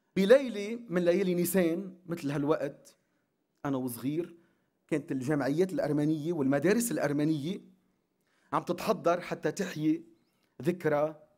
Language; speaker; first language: Arabic; non-native, local second language; Armenian